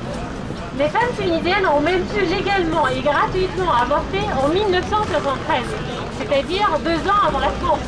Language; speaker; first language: French; non-native, local second language; Arabic